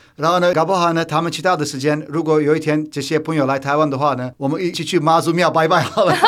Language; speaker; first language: Chinese; non-native, fluent; Turkish